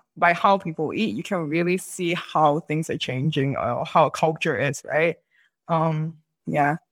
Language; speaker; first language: English; native; English